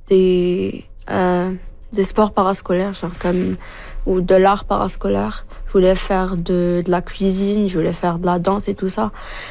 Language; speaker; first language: French; non-native, local second language; Arabic